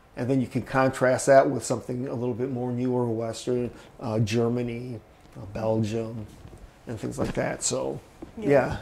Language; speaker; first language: English; native; English